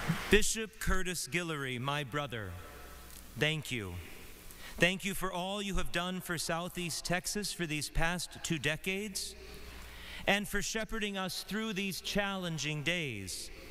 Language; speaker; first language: English; native; English